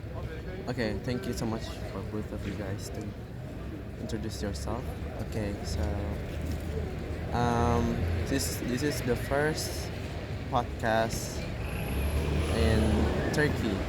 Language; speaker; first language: English; non-native, fluent; Indonesian